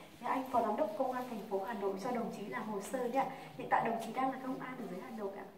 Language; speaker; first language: Vietnamese; non-native, local second language; Tày